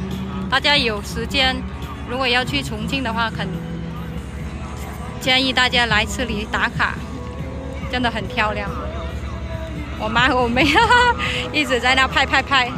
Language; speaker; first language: Chinese; non-native, fluent; Vietnamese